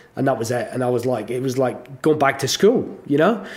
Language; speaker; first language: English; native; English